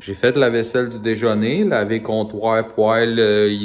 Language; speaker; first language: French; native; French